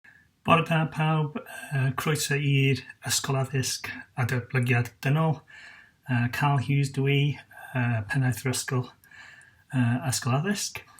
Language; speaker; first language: Welsh; non-native, local second language; English